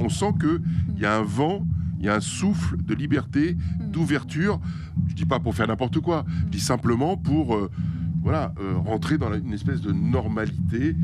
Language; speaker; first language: French; native; French